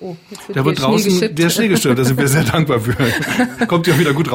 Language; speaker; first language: German; native; German